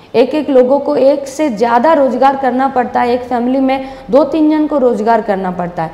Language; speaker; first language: Hindi; non-native, local second language; Bangla